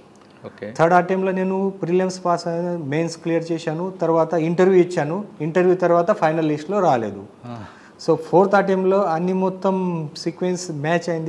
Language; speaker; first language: Telugu; non-native, learner; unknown